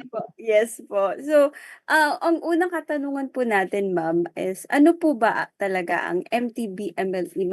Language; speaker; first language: Filipino; native; Filipino